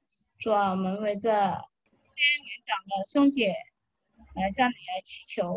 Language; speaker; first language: Chinese; native; Chinese